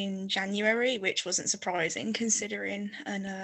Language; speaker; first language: English; native; English